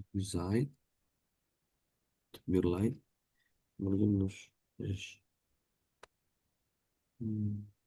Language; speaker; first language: German; non-native, learner; Indonesian